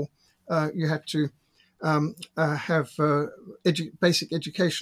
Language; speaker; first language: English; native; English